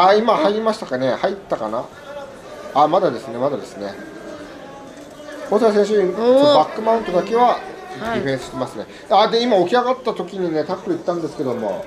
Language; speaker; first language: Japanese; native; Japanese